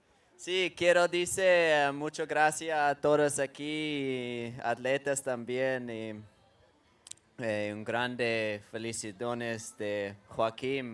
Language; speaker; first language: Spanish; non-native, learner; English